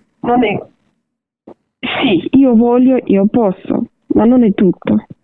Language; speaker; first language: Italian; non-native, learner; Ukrainian